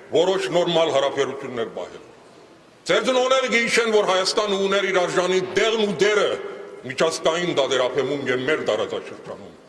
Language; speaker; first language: Armenian; early bilingual, heritage; Armenian